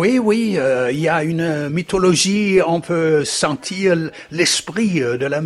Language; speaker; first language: French; non-native, fluent; Danish